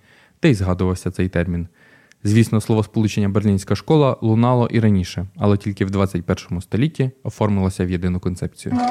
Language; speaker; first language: Ukrainian; native; Ukrainian